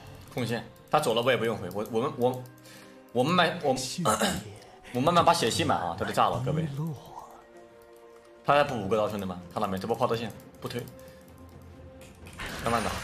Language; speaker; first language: Chinese; native; Chinese